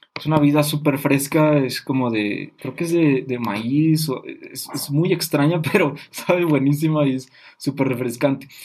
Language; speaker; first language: Spanish; native; Spanish